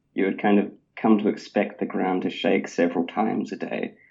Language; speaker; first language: English; native; English